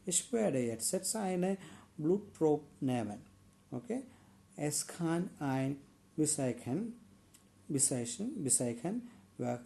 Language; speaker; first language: German; non-native, learner; Malayalam